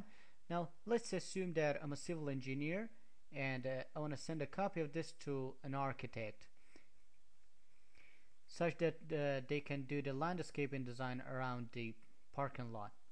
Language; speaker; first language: English; non-native, fluent; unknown